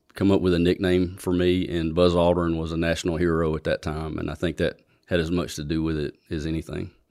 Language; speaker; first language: English; native; English